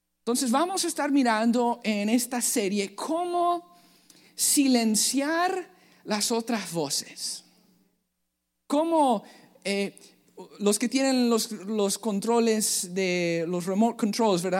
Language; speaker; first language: Spanish; native; Spanish